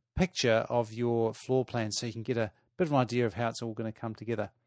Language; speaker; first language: English; native; English